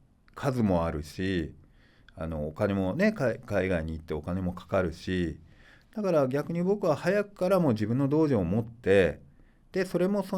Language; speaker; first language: Japanese; native; Japanese